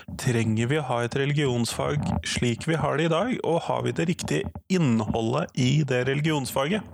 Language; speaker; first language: Norwegian; native; Norwegian